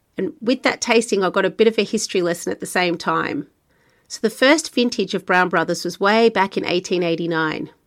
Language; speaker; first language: English; native; English